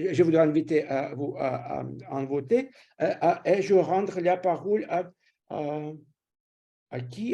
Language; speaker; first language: French; non-native, fluent; Russian